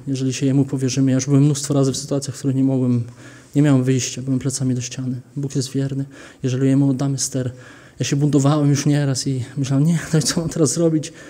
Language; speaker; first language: Polish; early bilingual, heritage; Polish